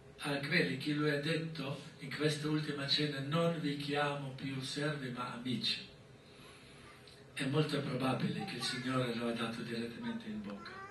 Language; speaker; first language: Italian; non-native, fluent; German